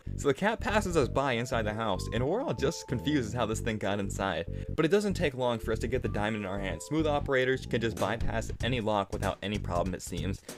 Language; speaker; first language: English; native; English